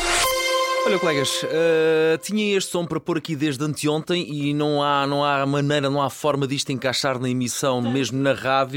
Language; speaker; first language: Portuguese; native; Portuguese